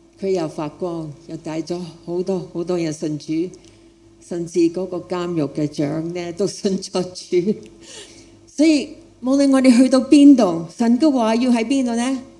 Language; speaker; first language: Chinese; non-native, fluent; English